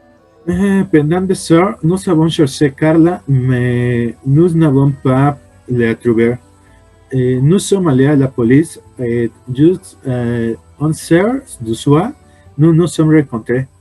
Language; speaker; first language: French; non-native, learner; Spanish